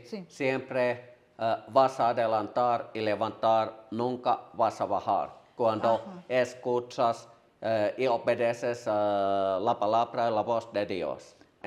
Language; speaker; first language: Spanish; non-native, learner; Finnish